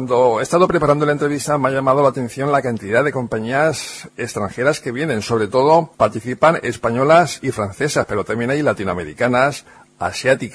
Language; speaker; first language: Spanish; native; Spanish